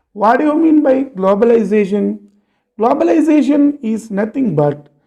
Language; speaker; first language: English; non-native, local second language; Malayalam